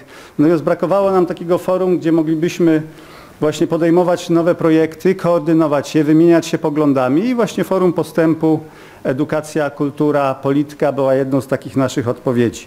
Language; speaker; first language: Polish; native; Polish